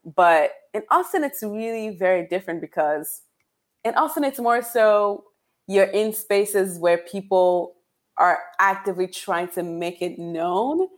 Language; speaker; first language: English; non-native, local second language; Yoruba